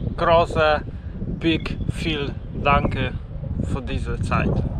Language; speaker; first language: German; non-native, learner; Polish